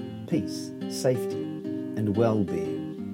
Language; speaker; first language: English; native; English